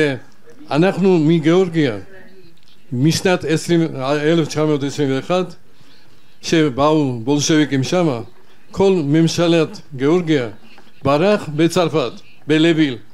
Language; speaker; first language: Hebrew; non-native, learner; Georgian